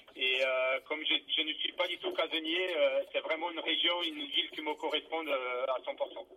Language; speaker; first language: French; non-native, fluent; Portuguese